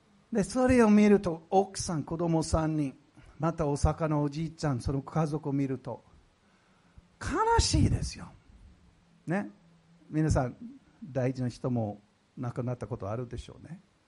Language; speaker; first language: Japanese; non-native, fluent; English